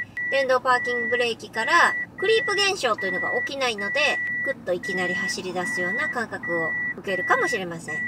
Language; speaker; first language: Japanese; native; Japanese